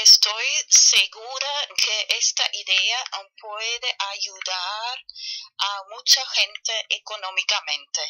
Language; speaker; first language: Spanish; non-native, fluent; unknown